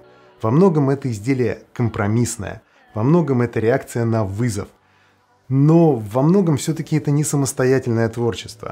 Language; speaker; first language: Russian; native; Russian